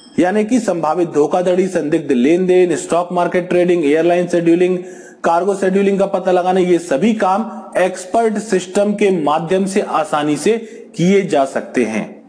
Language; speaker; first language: Hindi; non-native, local second language; Punjabi